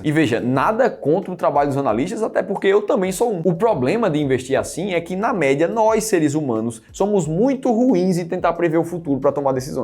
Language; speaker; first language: Portuguese; native; Portuguese